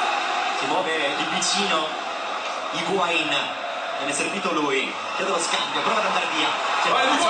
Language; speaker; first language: Italian; native; Italian